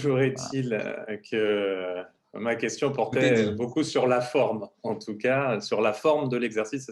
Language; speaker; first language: French; native; French